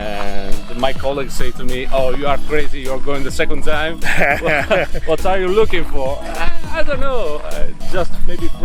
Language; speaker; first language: English; non-native, learner; Italian